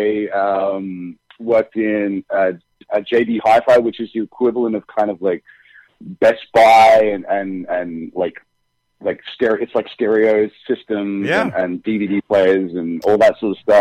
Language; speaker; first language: English; native; English